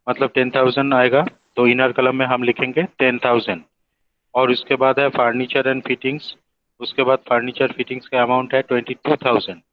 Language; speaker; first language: Hindi; non-native, local second language; Bangla